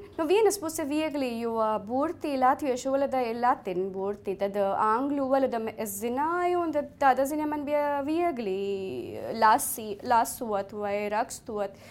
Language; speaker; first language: Latvian; non-native, fluent; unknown